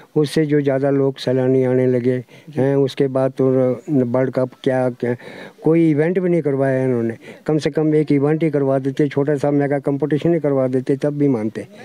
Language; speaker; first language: Hindi; native; Hindi